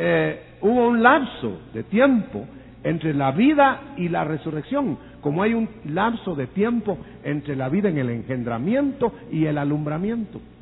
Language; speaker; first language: Spanish; native; Spanish